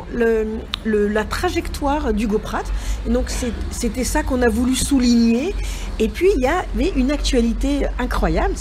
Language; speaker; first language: French; native; French